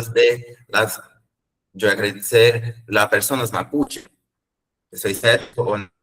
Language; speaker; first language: Spanish; non-native, learner; Portuguese